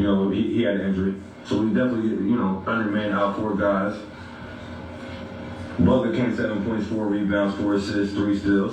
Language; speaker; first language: English; native; English